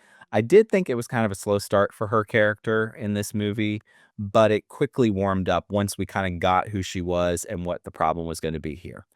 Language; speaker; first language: English; native; English